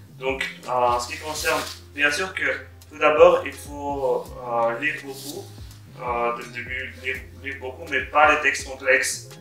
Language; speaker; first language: French; non-native, fluent; Russian